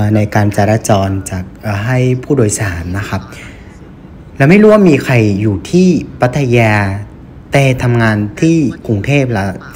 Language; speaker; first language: Thai; non-native, fluent; Vietnamese